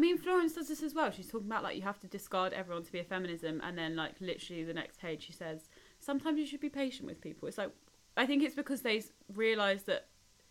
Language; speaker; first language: English; native; English